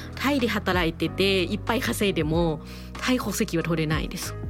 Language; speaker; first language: Japanese; non-native, fluent; Thai